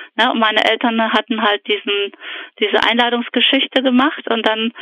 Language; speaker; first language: German; early bilingual, other home language; Polish